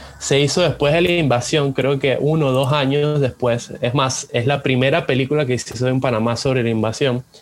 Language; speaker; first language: Spanish; native; Spanish